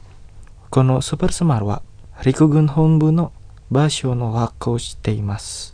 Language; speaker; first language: Japanese; non-native, learner; Indonesian